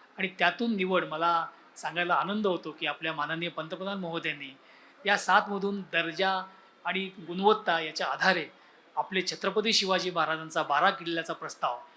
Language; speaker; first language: Marathi; native; Marathi